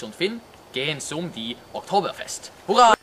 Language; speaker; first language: German; non-native, learner; Norwegian